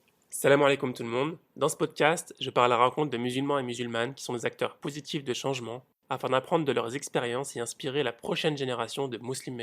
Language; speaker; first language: French; native; French